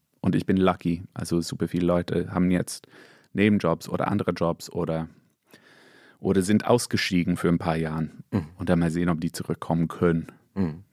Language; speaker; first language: German; non-native, fluent; English